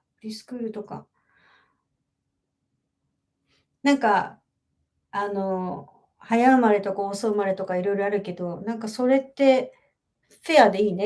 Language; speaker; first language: Japanese; native; Japanese